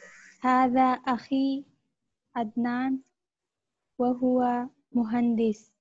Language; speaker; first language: Arabic; non-native, learner; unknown